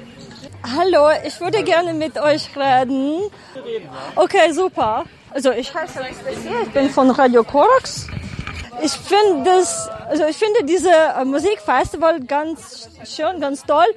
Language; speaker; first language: German; non-native, fluent; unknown